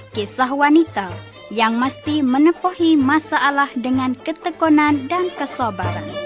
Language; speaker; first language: Malay; native; Malay